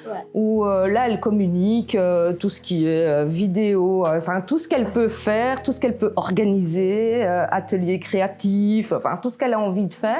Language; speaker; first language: French; native; French